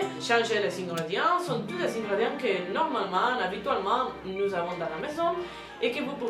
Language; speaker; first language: French; non-native, fluent; Spanish